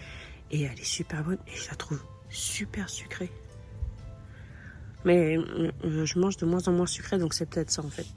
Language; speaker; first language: French; native; French